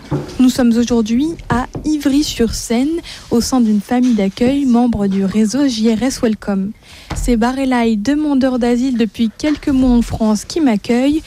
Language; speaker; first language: French; native; French